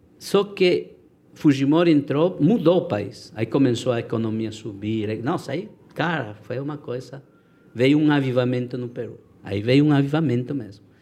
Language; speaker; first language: Portuguese; non-native, fluent; Spanish